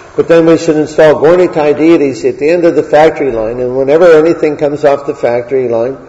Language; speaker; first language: English; native; English